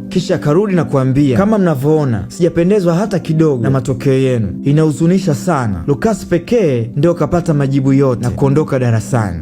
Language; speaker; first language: Swahili; native; Swahili